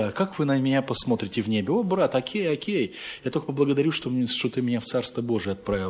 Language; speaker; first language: Russian; native; Russian